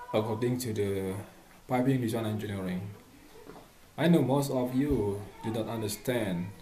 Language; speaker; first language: English; non-native, learner; Indonesian